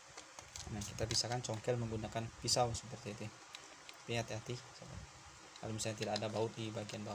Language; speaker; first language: Indonesian; native; Indonesian